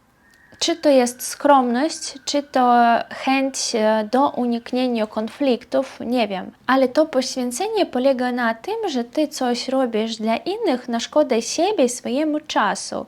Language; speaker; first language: Polish; non-native, fluent; Belarusian